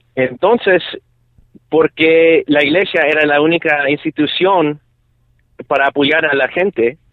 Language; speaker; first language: Spanish; early bilingual, other home language; English